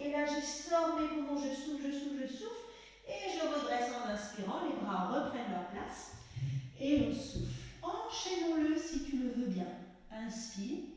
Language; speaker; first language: French; native; French